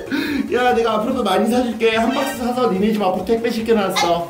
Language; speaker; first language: Korean; native; Korean